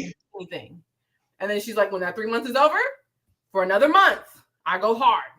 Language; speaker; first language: English; native; English